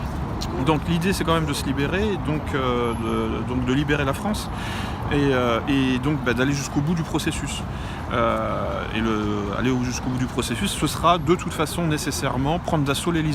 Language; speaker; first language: French; native; French